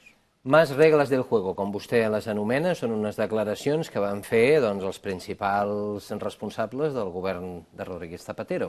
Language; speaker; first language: Catalan; native; Catalan